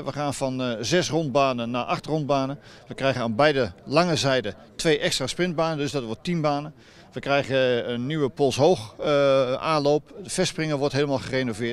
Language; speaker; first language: Dutch; native; Dutch